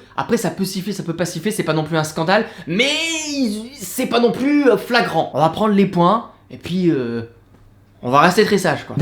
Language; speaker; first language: French; native; French